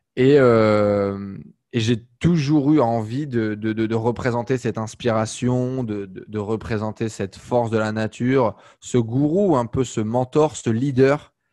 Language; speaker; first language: French; native; French